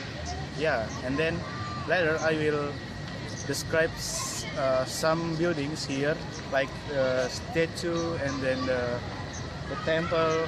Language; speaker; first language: English; non-native, learner; Indonesian